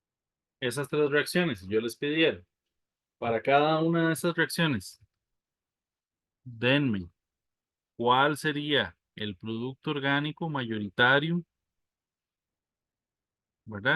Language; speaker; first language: Spanish; native; Spanish